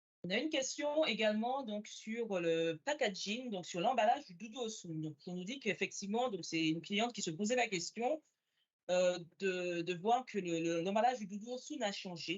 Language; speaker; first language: French; native; French